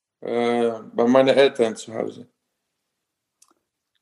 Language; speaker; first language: German; non-native, fluent; Dutch